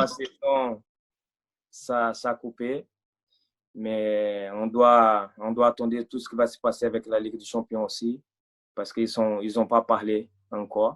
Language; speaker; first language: French; non-native, fluent; Portuguese